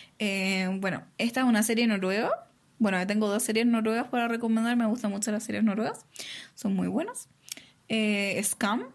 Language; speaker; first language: Spanish; native; Spanish